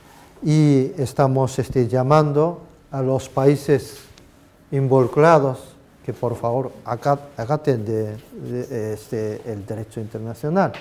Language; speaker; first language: Spanish; non-native, fluent; Japanese